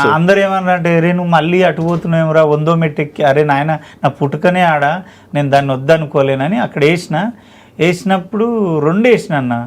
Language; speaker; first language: Telugu; native; Telugu